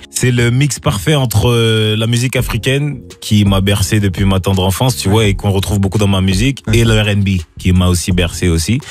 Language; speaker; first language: French; early bilingual, other home language; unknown